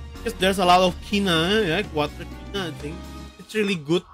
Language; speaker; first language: English; non-native, fluent; Indonesian